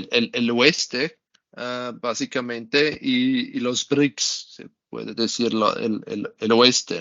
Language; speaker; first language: Spanish; non-native, learner; German